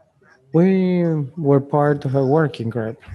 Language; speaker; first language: English; non-native, fluent; Spanish